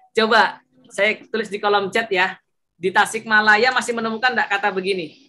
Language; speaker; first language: Indonesian; non-native, local second language; Javanese